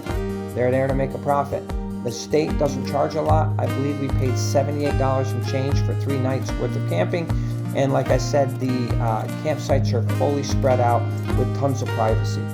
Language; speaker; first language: English; native; English